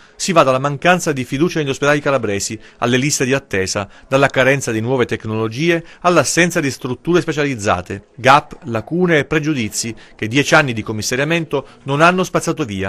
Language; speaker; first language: Italian; native; Italian